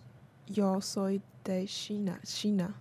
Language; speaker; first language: Spanish; non-native, learner; Chinese